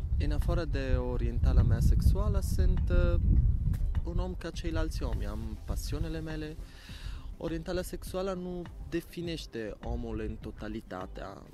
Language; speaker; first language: Romanian; non-native, fluent; Italian